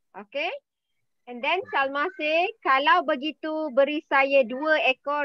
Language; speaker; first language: Malay; native; Malay